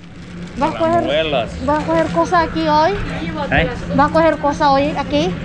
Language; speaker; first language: Spanish; non-native, learner; Filipino